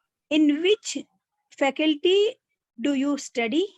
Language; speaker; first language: English; non-native, learner; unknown